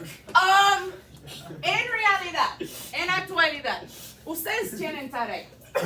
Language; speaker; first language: Spanish; non-native, fluent; English